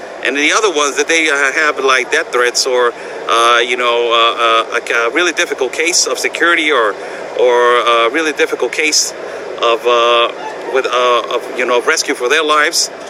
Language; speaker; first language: English; non-native, fluent; Spanish